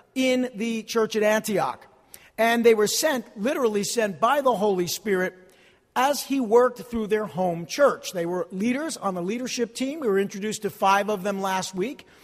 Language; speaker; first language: English; early bilingual, other home language; Italian